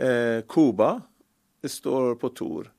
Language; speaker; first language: Swedish; non-native, fluent; Persian